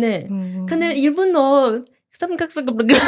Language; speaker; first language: Korean; non-native, learner; Chinese